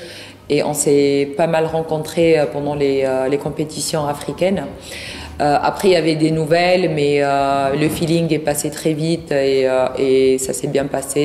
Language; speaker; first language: French; non-native, local second language; Arabic